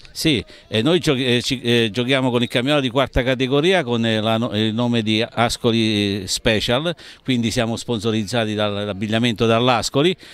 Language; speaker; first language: Italian; native; Italian